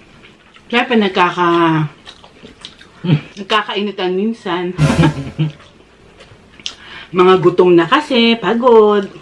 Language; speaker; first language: Filipino; native; Filipino